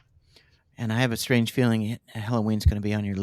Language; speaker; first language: English; native; English